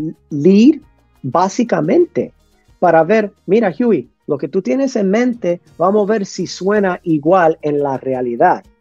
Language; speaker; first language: Spanish; early bilingual, heritage; English